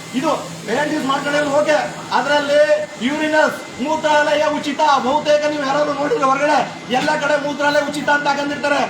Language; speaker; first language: Kannada; native; Kannada